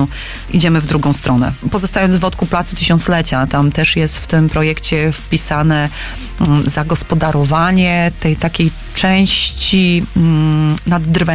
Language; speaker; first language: Polish; native; Polish